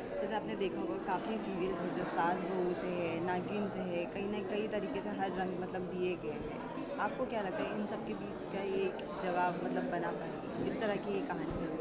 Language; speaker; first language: Hindi; native; Hindi